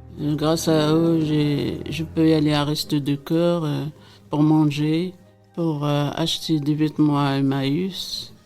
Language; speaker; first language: French; non-native, local second language; Arabic